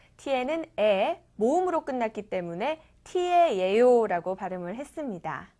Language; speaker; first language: Korean; native; Korean